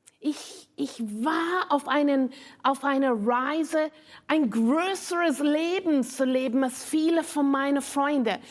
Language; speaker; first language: German; non-native, fluent; English